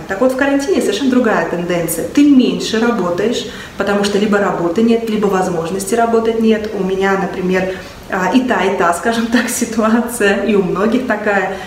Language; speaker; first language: Russian; native; Russian